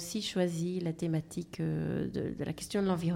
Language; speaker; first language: French; native; French